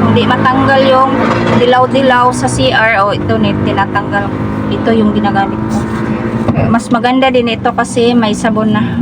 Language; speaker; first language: Filipino; non-native, local second language; Cebuano